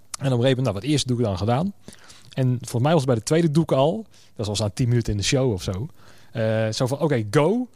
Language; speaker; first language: Dutch; native; Dutch